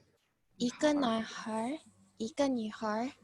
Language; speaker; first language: Chinese; non-native, learner; Indonesian